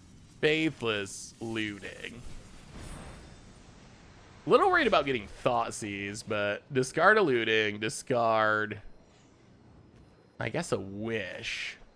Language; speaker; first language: English; native; English